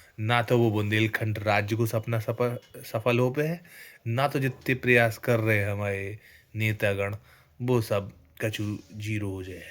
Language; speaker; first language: Hindi; native; Hindi